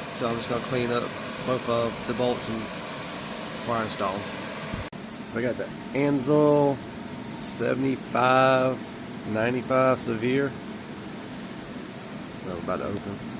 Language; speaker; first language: English; native; English